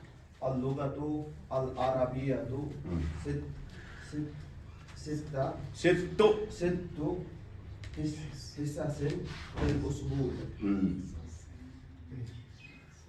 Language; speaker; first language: Arabic; non-native, learner; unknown